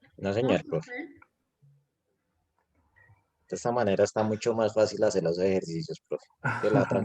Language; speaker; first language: Spanish; native; Spanish